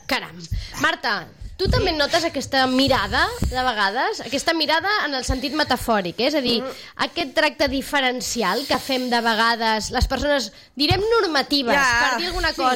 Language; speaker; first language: Catalan; native; Catalan